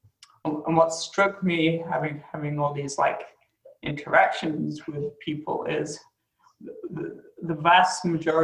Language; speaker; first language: English; native; English